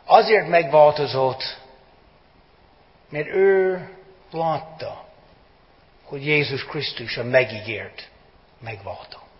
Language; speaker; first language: Hungarian; non-native, fluent; English